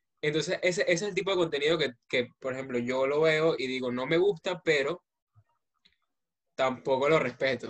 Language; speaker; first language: Spanish; native; Spanish